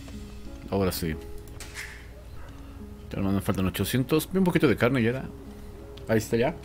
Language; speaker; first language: Spanish; native; Spanish